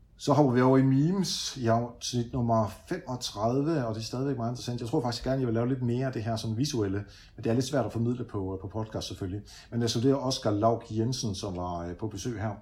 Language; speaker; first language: Danish; early bilingual, other home language; Dutch